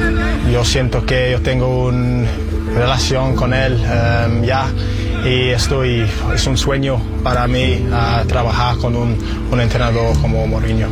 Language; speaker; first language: Spanish; non-native, learner; English